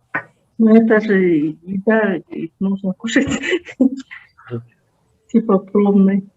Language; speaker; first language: Russian; non-native, local second language; Kyrgyz